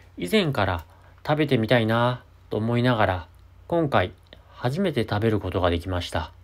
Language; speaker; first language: Japanese; native; Japanese